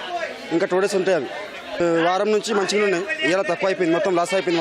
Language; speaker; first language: Telugu; native; Telugu